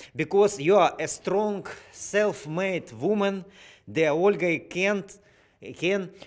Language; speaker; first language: English; non-native, learner; Russian